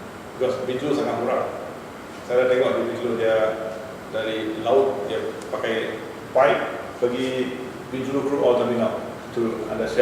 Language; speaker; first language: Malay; non-native, local second language; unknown